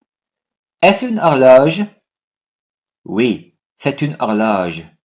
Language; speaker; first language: French; non-native, fluent; English